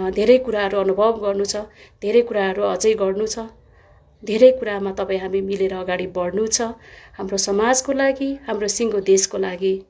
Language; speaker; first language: Nepali; non-native, local second language; Limburgish